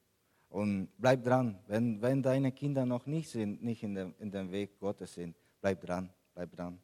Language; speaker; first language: German; non-native, fluent; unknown